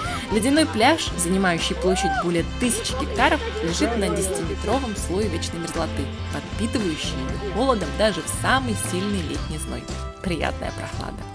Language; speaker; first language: Russian; native; Russian